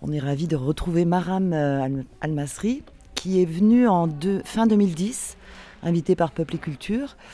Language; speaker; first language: French; native; French